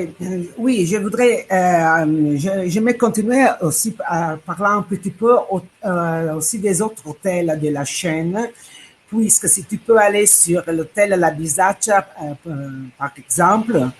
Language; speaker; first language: French; non-native, fluent; Italian